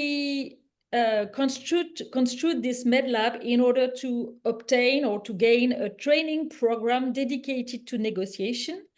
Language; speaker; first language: English; non-native, fluent; French